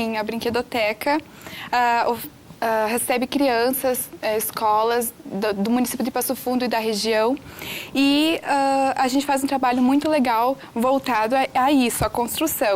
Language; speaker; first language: Portuguese; native; Portuguese